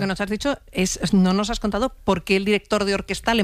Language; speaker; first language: Spanish; native; Spanish